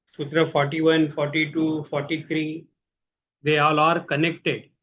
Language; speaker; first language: English; non-native, local second language; Hindi